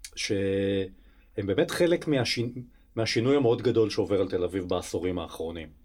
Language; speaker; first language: Hebrew; native; Hebrew